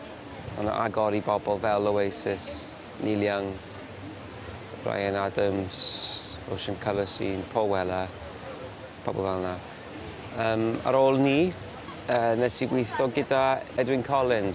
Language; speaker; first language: Welsh; native; Welsh